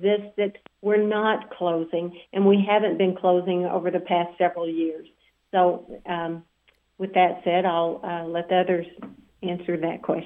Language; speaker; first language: English; native; English